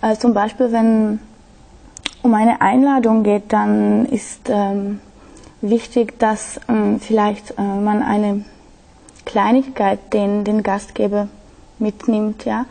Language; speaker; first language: German; non-native, learner; Slovak